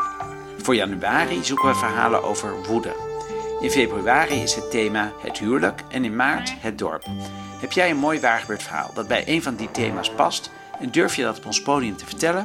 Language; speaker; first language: Dutch; native; Dutch